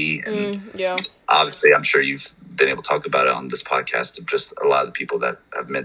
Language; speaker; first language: English; native; English